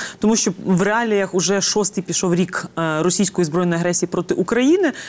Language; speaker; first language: Ukrainian; native; Ukrainian